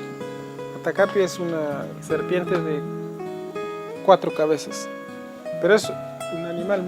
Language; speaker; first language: Spanish; non-native, local second language; Quechua